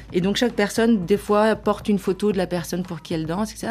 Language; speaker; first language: French; early bilingual, other home language; Spanish